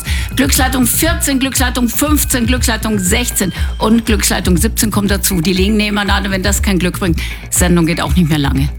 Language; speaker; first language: German; native; German